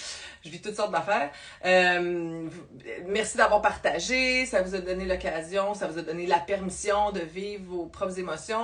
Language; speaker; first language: French; native; French